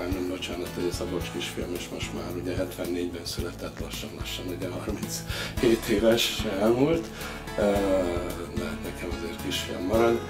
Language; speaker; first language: Hungarian; native; Hungarian